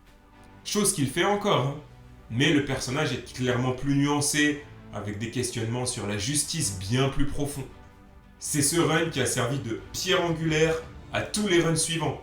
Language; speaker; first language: French; native; French